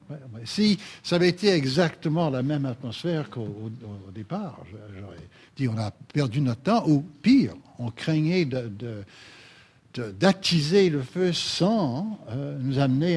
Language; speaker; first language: French; native; French